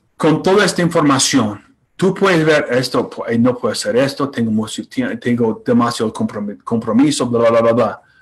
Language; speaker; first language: Spanish; non-native, fluent; English